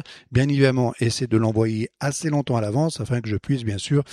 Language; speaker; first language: French; native; French